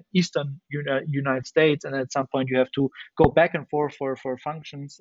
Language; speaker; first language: English; non-native, fluent; German